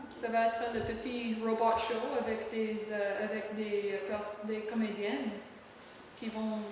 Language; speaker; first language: French; non-native, learner; English